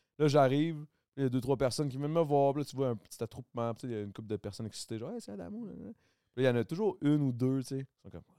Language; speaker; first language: French; native; French